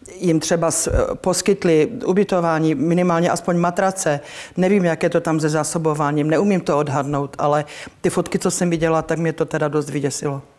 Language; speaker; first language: Czech; native; Czech